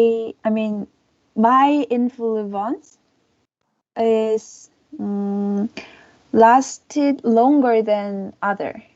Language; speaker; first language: English; non-native, learner; Korean